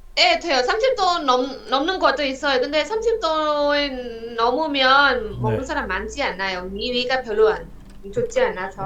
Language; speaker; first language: Korean; non-native, learner; Vietnamese